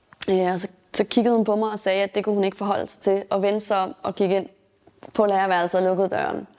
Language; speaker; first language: Danish; native; Danish